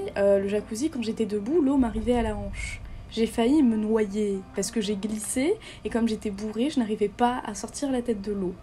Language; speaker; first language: French; native; French